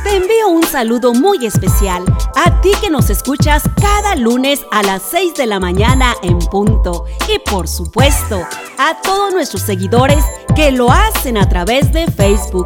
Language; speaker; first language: Spanish; native; Spanish